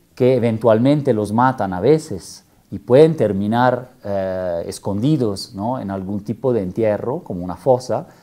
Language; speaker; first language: Spanish; non-native, fluent; Italian